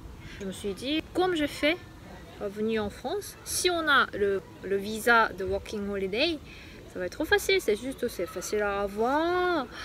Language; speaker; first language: French; non-native, fluent; Korean